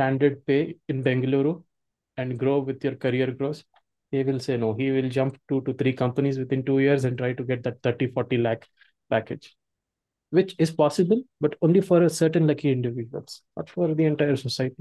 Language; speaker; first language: English; non-native, local second language; Kannada